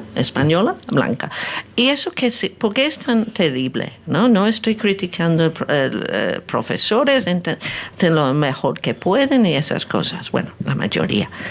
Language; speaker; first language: Spanish; non-native, fluent; English